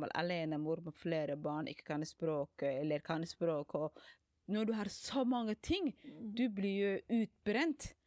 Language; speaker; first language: Norwegian; non-native, fluent; Somali